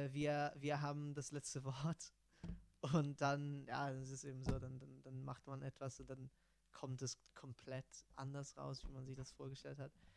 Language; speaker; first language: German; non-native, fluent; Italian